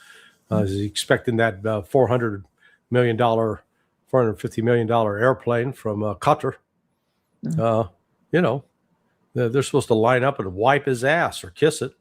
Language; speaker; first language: English; native; English